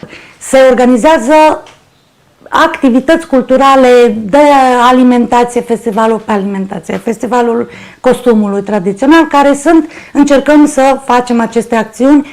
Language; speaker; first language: Romanian; non-native, local second language; Ukrainian